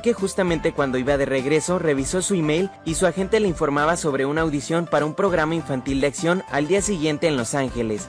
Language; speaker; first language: Spanish; native; Spanish